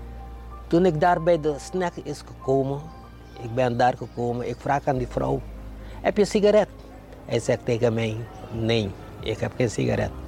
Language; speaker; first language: Dutch; non-native, local second language; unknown